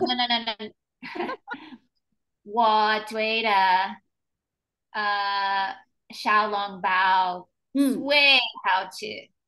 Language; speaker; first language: Chinese; non-native, learner; English